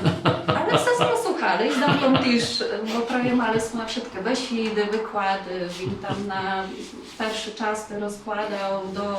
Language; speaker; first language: Polish; non-native, local second language; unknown